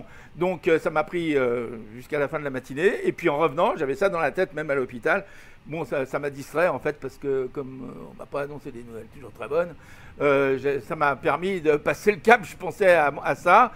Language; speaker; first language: French; native; French